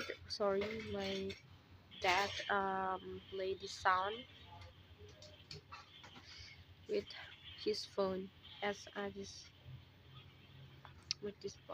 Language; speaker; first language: English; non-native, learner; Indonesian